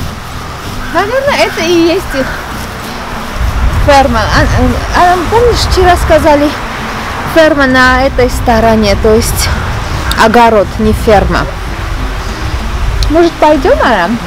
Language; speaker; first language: Russian; non-native, fluent; Armenian